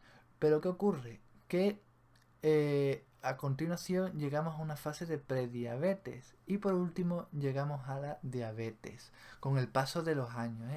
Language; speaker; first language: Spanish; native; Spanish